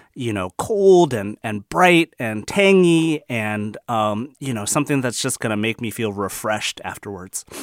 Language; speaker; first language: English; early bilingual, other home language; Chinese